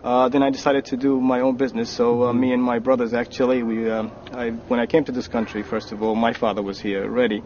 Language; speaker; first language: English; non-native, fluent; Arabic